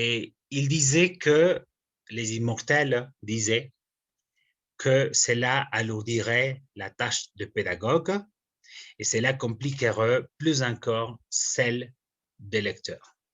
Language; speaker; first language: French; non-native, fluent; Spanish